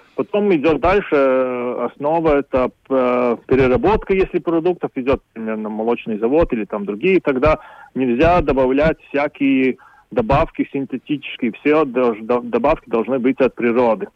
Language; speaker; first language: Russian; non-native, local second language; Latvian